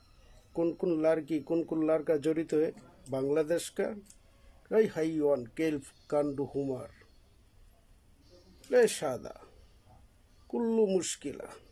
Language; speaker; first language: Hindi; non-native, learner; Bangla